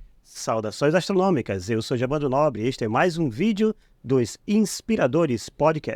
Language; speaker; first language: Portuguese; native; Portuguese